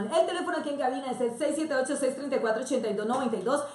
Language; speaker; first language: Spanish; native; Spanish